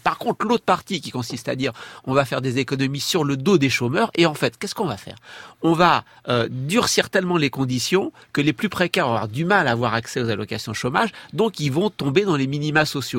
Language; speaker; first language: French; native; French